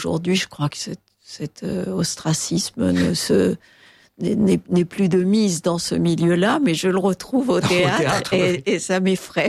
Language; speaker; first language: French; native; French